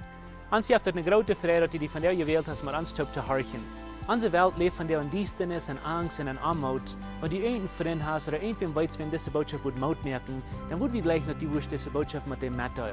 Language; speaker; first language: German; non-native, learner; Plautdietsch